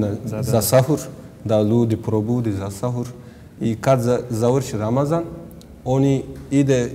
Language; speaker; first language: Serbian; non-native, learner; Turkish